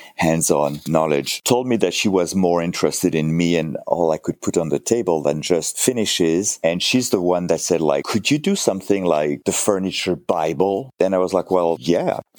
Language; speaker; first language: English; non-native, fluent; French